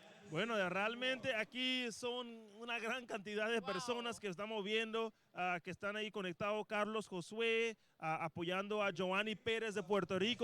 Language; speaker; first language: Spanish; native; Spanish